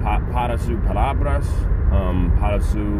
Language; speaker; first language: Spanish; non-native, learner; English